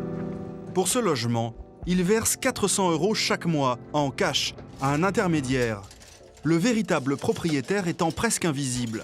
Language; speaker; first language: French; native; French